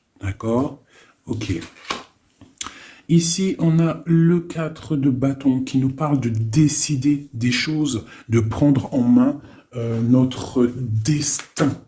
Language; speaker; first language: French; native; French